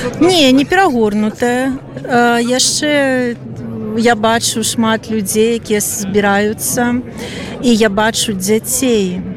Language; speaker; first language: Belarusian; non-native, local second language; Russian